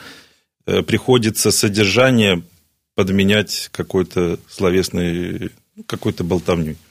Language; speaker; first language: Russian; native; Russian